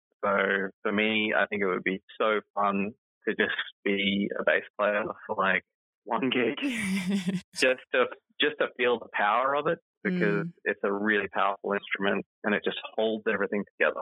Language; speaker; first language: English; native; English